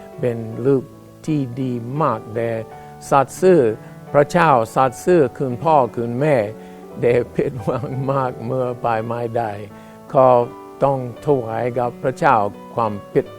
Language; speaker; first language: Thai; non-native, fluent; English